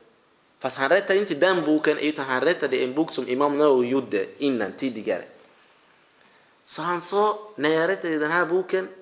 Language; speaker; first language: Swedish; non-native, fluent; Arabic